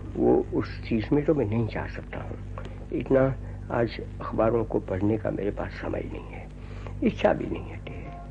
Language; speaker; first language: Hindi; non-native, local second language; Gujarati